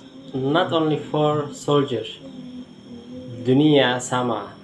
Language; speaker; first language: English; non-native, learner; Turkish